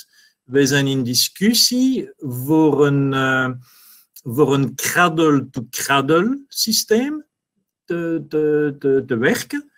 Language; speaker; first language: Dutch; non-native, learner; French